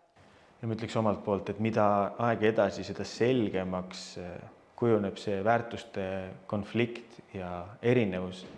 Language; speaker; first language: Estonian; native; Estonian